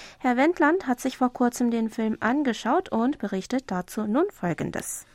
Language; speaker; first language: German; non-native, fluent; Korean